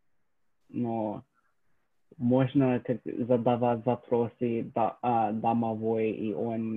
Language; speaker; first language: Russian; non-native, learner; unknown